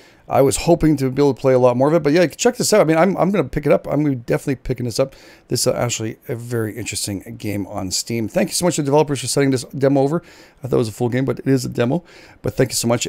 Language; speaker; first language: English; native; English